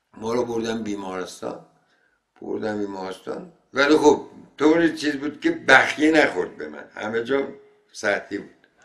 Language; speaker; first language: Persian; non-native, local second language; Azerbaijani